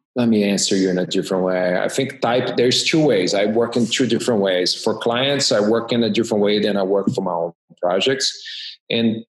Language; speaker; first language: English; non-native, fluent; Portuguese